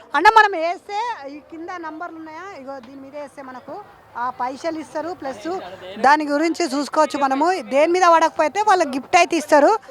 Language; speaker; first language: Telugu; native; Telugu